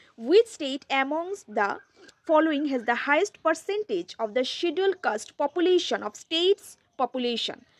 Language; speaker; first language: English; non-native, local second language; Bangla